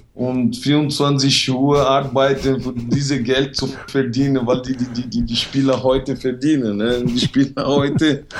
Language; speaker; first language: German; non-native, fluent; Portuguese